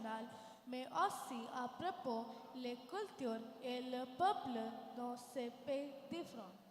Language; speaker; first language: French; non-native, learner; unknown